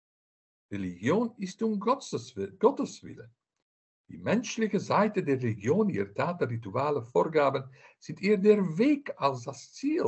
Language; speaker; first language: German; non-native, fluent; Dutch